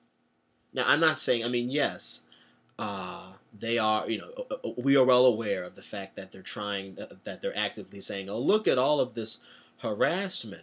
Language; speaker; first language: English; native; English